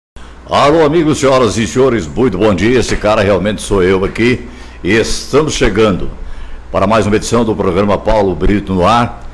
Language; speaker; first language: Portuguese; native; Portuguese